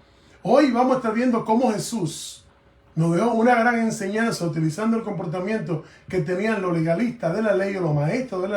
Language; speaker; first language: Spanish; native; Spanish